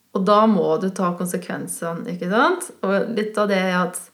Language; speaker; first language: Norwegian; non-native, fluent; Swiss German